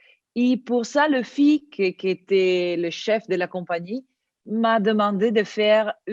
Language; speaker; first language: French; non-native, learner; Italian